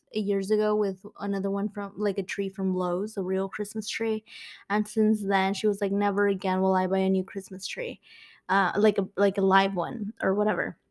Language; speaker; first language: English; non-native, fluent; Spanish